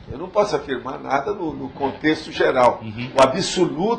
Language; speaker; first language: Portuguese; native; Portuguese